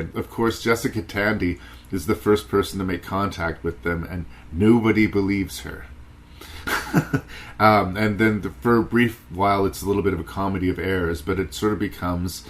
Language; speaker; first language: English; native; English